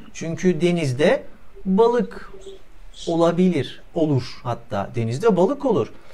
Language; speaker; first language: Turkish; native; Turkish